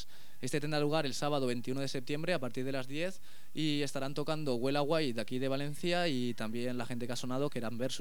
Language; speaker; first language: Spanish; native; Spanish